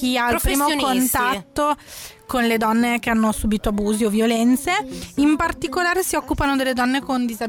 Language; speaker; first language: Italian; native; Italian